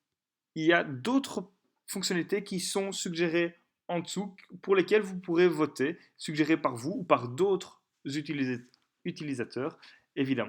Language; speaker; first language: French; native; French